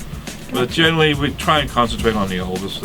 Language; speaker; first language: English; non-native, fluent; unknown